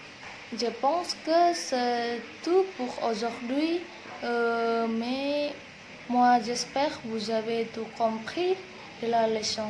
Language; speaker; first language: French; non-native, learner; Indonesian